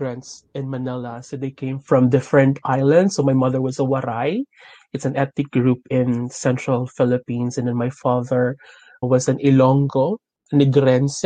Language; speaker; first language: English; non-native, local second language; Filipino